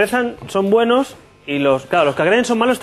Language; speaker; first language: Spanish; native; Spanish